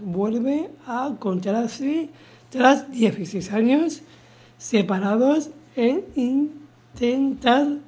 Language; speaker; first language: Spanish; native; Spanish